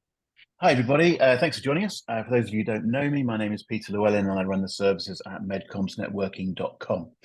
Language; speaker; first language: English; native; English